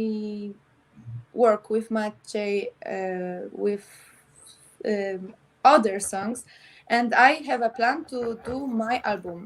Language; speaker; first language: English; non-native, learner; Polish